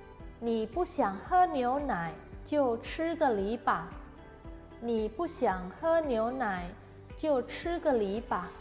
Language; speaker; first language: Chinese; non-native, fluent; Indonesian